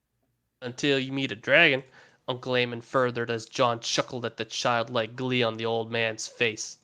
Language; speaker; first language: English; native; English